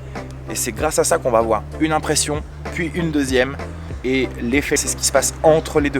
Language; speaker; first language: French; native; French